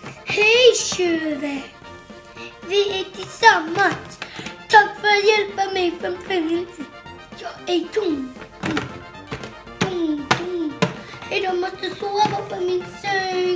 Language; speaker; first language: Swedish; early bilingual, other home language; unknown